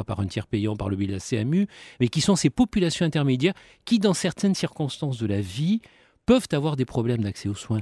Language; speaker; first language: French; native; French